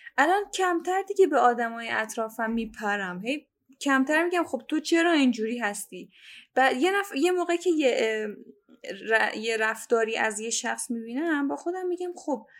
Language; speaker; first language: Persian; native; Persian